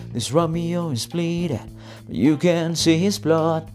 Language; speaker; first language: English; non-native, fluent; Spanish